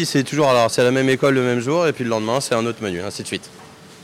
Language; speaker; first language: French; native; French